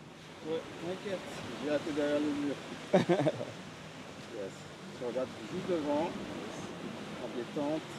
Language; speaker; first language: French; native; French